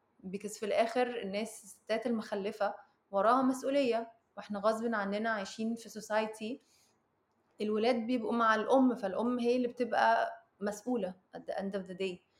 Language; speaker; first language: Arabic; early bilingual, heritage; Arabic